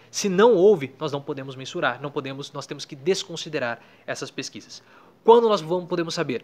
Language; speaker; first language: Portuguese; native; Portuguese